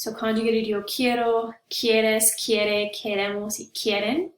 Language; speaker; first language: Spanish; non-native, fluent; English